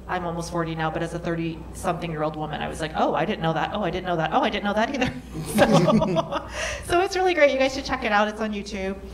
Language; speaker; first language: English; native; English